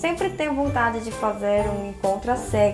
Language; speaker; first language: Portuguese; non-native, fluent; Korean